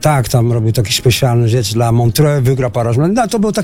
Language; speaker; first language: Polish; non-native, learner; Dutch